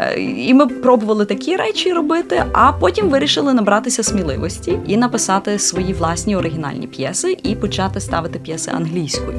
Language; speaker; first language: Ukrainian; native; Ukrainian